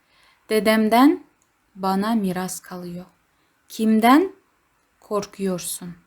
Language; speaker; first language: Turkish; non-native, fluent; Kazakh